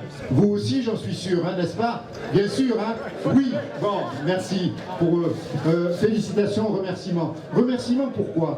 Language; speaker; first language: French; native; French